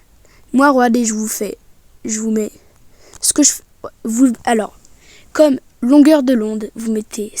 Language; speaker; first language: French; native; French